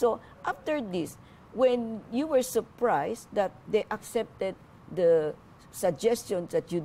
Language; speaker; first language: English; non-native, local second language; Filipino